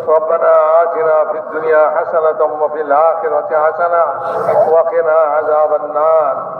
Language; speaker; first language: Arabic; non-native, fluent; Bangla